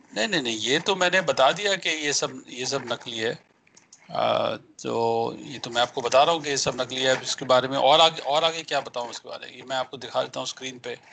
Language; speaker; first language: Hindi; native; Hindi